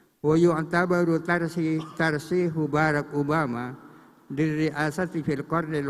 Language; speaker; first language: Arabic; non-native, fluent; Indonesian